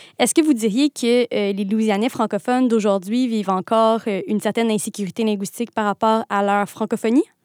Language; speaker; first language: French; native; French